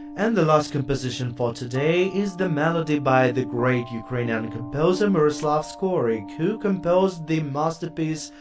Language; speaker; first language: English; non-native, fluent; Ukrainian